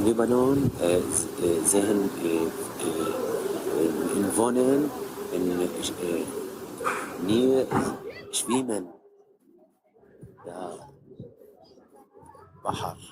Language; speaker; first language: German; non-native, learner; Arabic